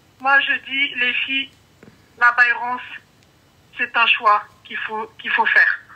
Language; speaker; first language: French; early bilingual, other home language; Arabic